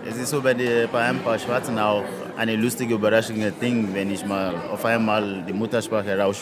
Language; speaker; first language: German; non-native, fluent; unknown